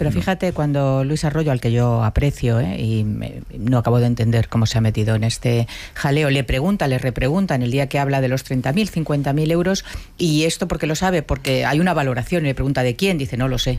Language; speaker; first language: Spanish; native; Spanish